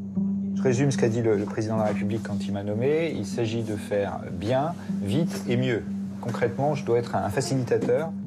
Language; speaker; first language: French; native; French